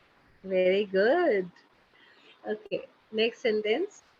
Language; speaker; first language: Hindi; native; Hindi